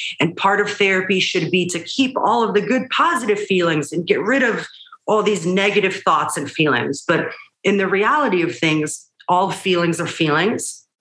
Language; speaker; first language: English; early bilingual, other home language; Hebrew